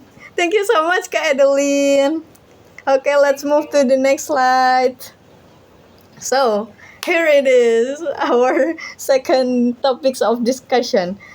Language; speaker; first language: English; non-native, learner; Indonesian